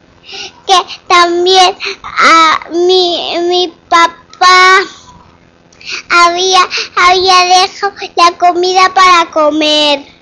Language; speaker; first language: Spanish; early bilingual, other home language; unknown